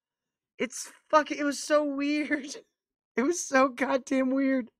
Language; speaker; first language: English; native; English